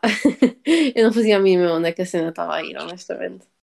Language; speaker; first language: Portuguese; early bilingual, heritage; Portuguese